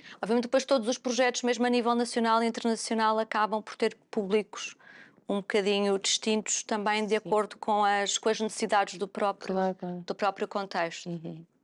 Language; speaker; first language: Portuguese; native; Portuguese